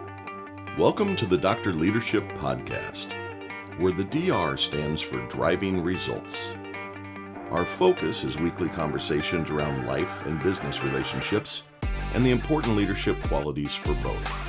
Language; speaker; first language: English; native; English